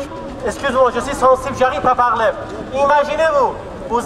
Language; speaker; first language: French; non-native, fluent; Kurdish